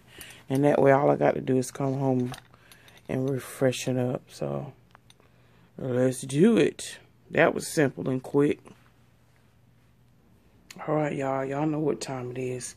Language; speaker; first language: English; native; English